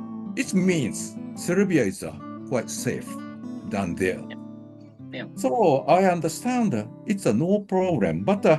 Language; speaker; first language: English; non-native, learner; Japanese